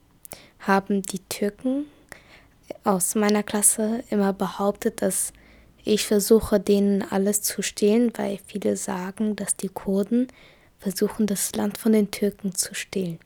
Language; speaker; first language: German; early bilingual, other home language; Kurdish